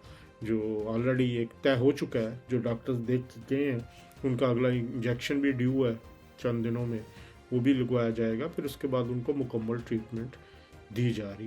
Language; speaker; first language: Urdu; native; Urdu